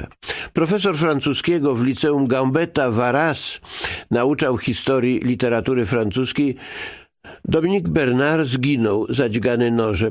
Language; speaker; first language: Polish; native; Polish